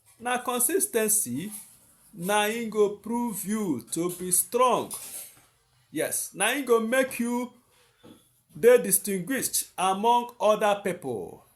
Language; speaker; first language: Nigerian Pidgin; non-native, local second language; Igbo